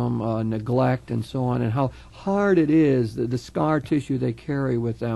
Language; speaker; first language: English; native; English